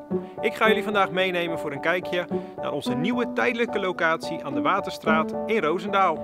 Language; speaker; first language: Dutch; native; Dutch